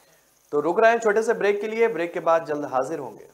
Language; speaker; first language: Hindi; native; Hindi